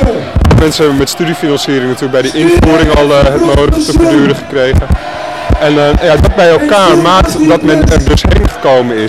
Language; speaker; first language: Dutch; native; Dutch